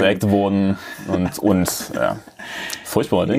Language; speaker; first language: German; native; German